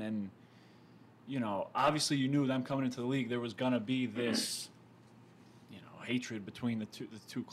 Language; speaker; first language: English; native; English